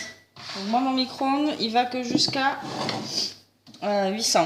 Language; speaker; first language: French; native; French